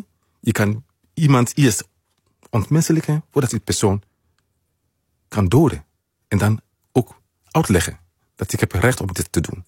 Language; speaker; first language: Dutch; non-native, fluent; Mandingo